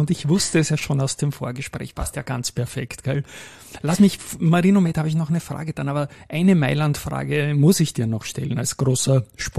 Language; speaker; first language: German; native; German